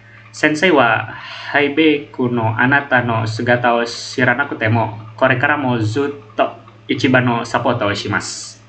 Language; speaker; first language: Japanese; non-native, learner; Indonesian